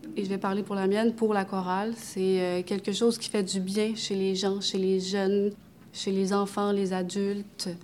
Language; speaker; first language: French; early bilingual, other home language; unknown